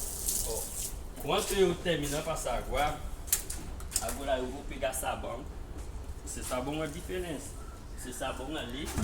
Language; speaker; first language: Portuguese; non-native, learner; Haitian Creole